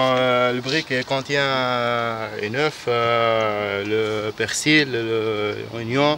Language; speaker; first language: French; non-native, learner; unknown